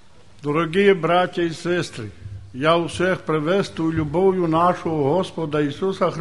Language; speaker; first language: Ukrainian; non-native, local second language; Romany